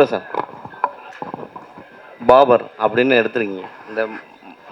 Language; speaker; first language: Tamil; native; Tamil